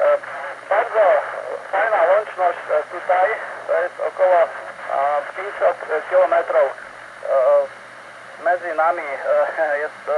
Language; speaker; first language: Polish; non-native, learner; Slovak